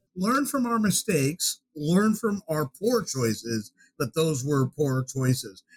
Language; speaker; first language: English; native; English